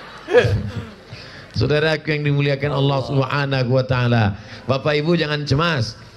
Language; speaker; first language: Indonesian; non-native, local second language; Malay